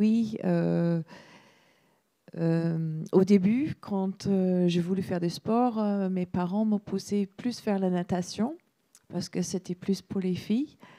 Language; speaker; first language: French; non-native, fluent; English